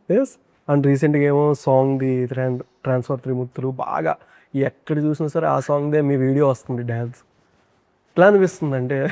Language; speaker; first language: Telugu; native; Telugu